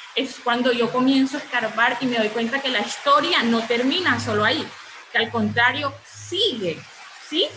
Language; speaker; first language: Spanish; native; Spanish